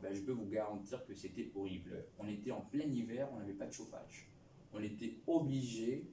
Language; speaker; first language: French; non-native, local second language; Lingala